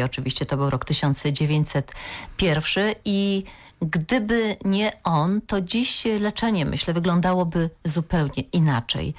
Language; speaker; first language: Polish; native; Polish